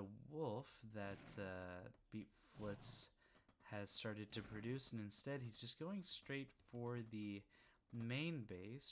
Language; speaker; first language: English; native; English